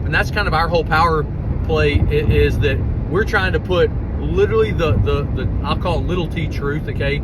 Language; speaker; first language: English; native; English